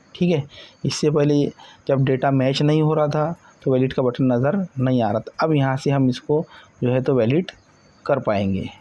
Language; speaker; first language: Hindi; non-native, local second language; Marathi